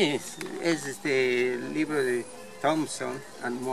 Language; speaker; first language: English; non-native, learner; Spanish